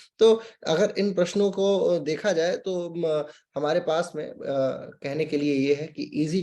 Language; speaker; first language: Hindi; native; Hindi